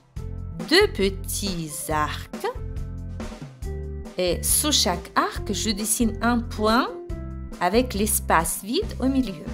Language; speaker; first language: French; non-native, fluent; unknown